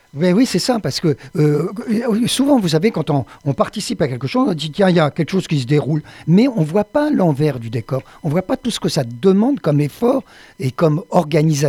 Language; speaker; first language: French; native; French